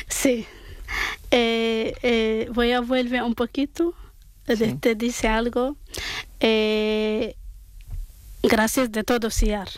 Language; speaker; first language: Spanish; non-native, learner; Arabic